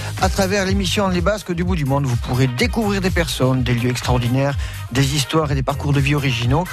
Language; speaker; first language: French; native; French